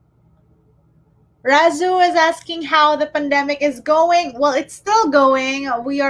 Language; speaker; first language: English; non-native, local second language; Filipino